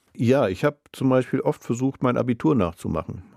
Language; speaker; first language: German; native; German